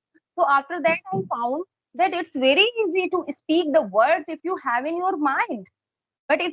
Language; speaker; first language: English; non-native, fluent; Hindi